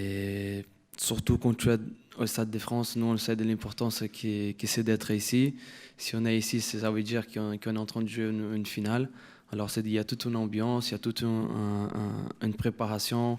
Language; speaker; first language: French; non-native, fluent; Portuguese